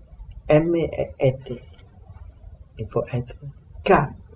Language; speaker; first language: French; non-native, learner; Vietnamese